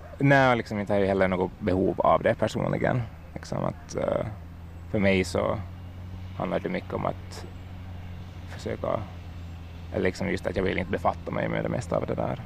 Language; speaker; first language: Swedish; native; Swedish